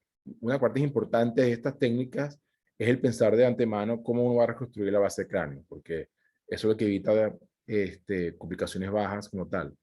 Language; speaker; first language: Spanish; native; Spanish